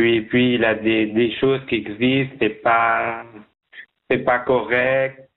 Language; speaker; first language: French; non-native, fluent; Persian